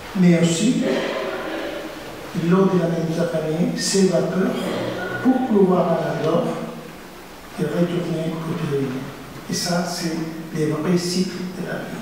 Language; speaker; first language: French; non-native, fluent; Spanish